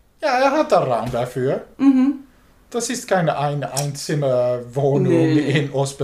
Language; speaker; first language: German; non-native, learner; English